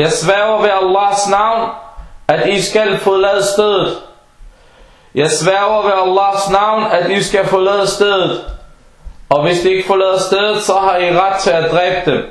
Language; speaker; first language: Danish; non-native, fluent; Arabic